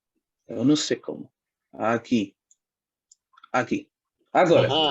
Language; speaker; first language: Portuguese; non-native, learner; Spanish